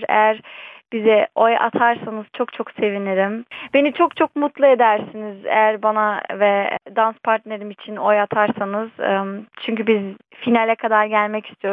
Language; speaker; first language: Turkish; early bilingual, heritage; Turkish